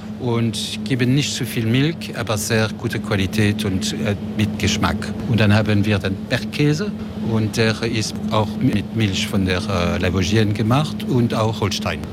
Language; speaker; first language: German; non-native, local second language; French